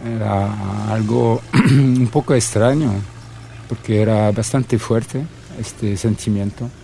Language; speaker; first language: Spanish; non-native, fluent; French